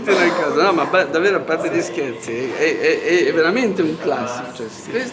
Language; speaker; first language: Italian; native; Italian